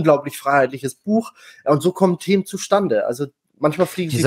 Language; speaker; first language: German; native; German